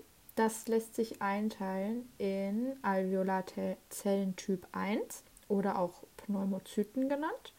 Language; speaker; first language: German; native; German